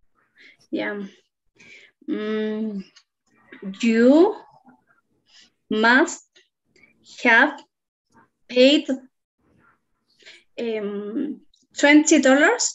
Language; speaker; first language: English; non-native, learner; Spanish